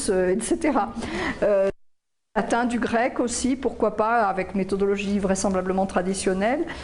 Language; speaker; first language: French; native; French